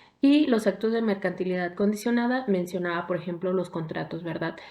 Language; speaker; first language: Spanish; native; Spanish